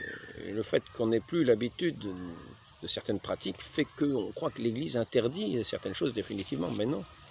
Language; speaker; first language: French; native; French